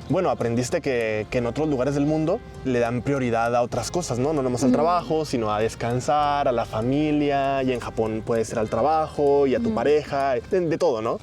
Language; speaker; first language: Spanish; native; Spanish